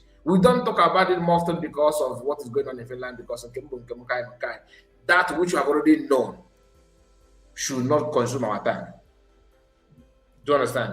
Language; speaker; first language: English; non-native, local second language; Igbo